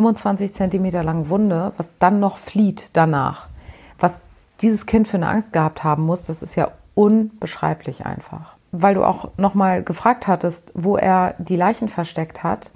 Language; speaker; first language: German; native; German